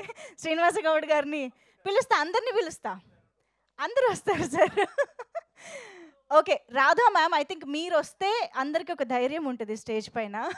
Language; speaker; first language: Telugu; native; Telugu